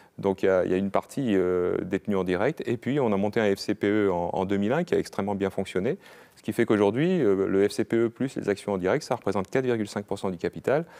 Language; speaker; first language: French; native; French